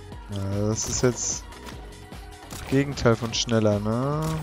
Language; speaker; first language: German; native; German